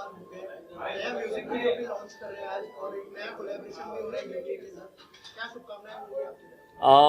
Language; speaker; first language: Hindi; native; Hindi